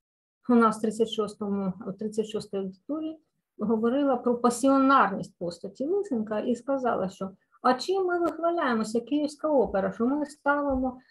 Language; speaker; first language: Ukrainian; native; Ukrainian